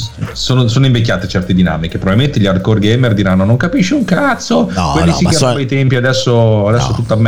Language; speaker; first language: Italian; native; Italian